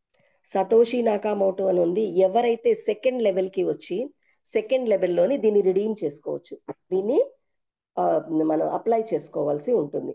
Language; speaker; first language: Telugu; native; Telugu